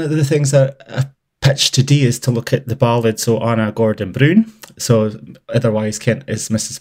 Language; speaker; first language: English; native; English